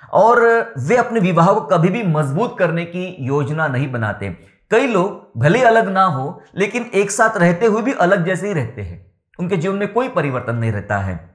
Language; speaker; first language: Hindi; non-native, local second language; Marathi